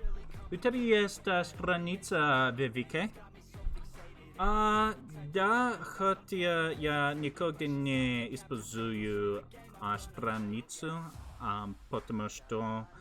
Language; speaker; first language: Russian; non-native, learner; English